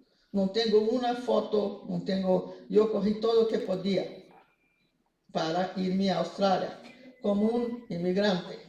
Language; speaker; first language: Spanish; non-native, fluent; Portuguese